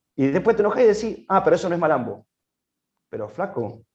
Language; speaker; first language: Spanish; native; Spanish